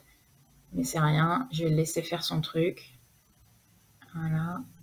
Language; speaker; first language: French; native; French